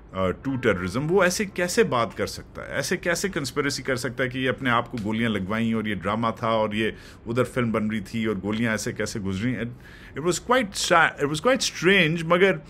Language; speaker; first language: Urdu; native; Urdu